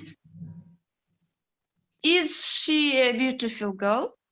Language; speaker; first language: English; non-native, learner; Kyrgyz